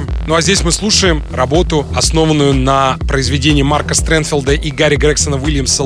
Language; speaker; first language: Russian; native; Russian